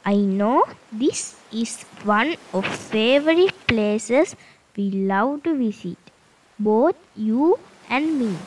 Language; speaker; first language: English; non-native, local second language; Sinhala